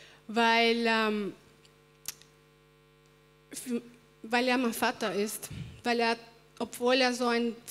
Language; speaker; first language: German; non-native, fluent; Spanish